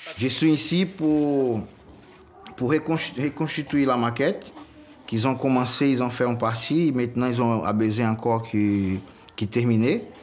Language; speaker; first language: French; non-native, fluent; Portuguese